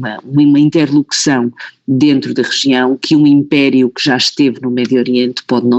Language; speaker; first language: Portuguese; native; Portuguese